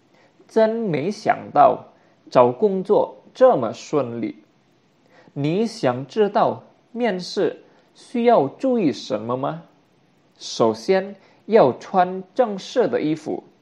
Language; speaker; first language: Chinese; non-native, fluent; Indonesian